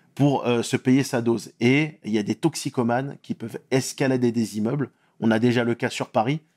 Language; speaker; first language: French; native; French